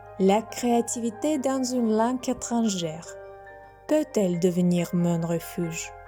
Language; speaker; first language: French; non-native, learner; Russian